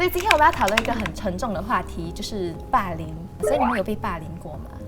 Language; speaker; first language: Chinese; native; Chinese